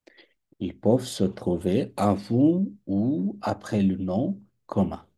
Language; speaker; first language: French; non-native, fluent; Bangla